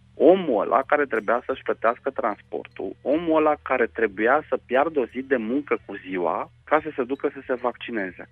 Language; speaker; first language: Romanian; non-native, local second language; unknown